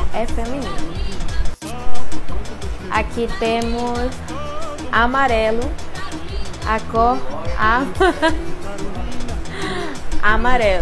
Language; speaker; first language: Portuguese; non-native, fluent; Spanish